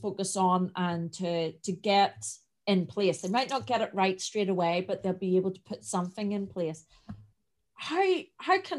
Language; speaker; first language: English; native; English